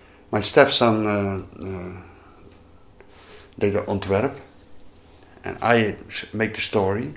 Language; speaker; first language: English; non-native, learner; Dutch